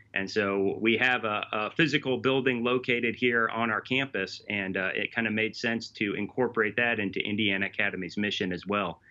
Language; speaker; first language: English; native; English